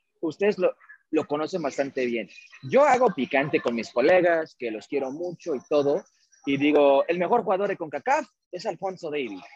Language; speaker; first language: Spanish; early bilingual, heritage; Spanish